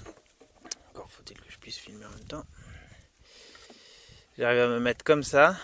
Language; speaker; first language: French; native; French